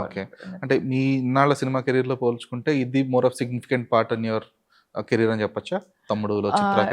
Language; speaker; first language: Telugu; native; Telugu